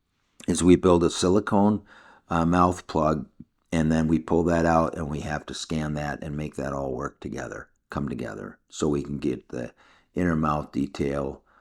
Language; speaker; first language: English; native; English